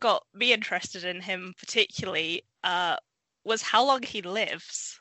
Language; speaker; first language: English; native; English